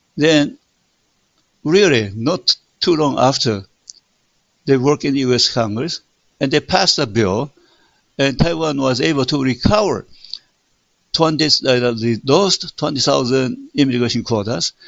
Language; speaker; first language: English; non-native, fluent; Min Nan Chinese